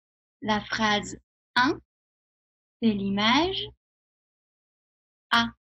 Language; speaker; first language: French; non-native, fluent; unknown